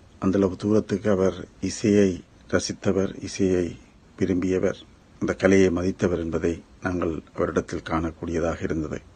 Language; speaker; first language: Tamil; native; Tamil